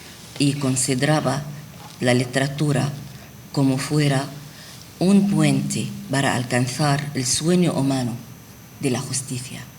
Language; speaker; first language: Spanish; non-native, fluent; Arabic